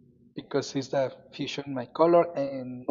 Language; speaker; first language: English; non-native, learner; Spanish